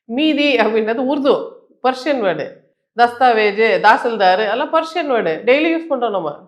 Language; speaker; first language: Tamil; native; Tamil